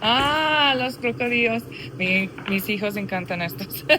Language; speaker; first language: Spanish; non-native, learner; English